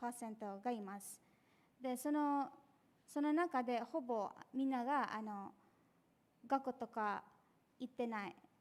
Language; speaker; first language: Japanese; non-native, fluent; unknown